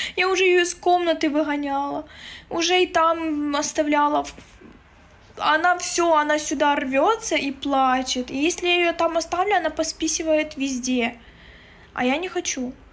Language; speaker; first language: Russian; non-native, local second language; Ukrainian